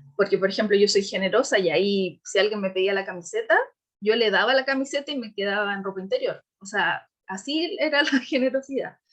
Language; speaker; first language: Spanish; native; Spanish